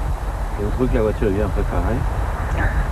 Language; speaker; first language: French; native; French